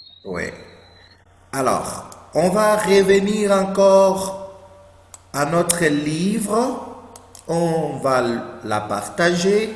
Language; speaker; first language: French; non-native, fluent; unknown